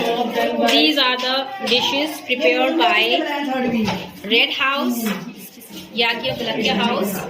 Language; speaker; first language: English; non-native, local second language; Hindi